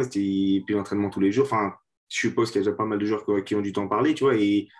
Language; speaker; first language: French; native; French